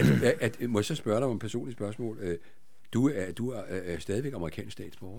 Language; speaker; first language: Danish; native; Danish